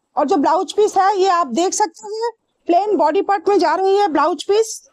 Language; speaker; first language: Hindi; non-native, local second language; Bangla